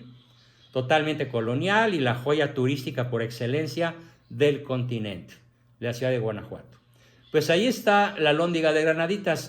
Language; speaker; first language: Spanish; native; Spanish